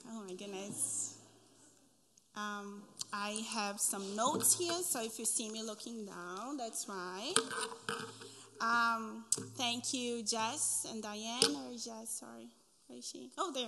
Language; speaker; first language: English; non-native, fluent; Portuguese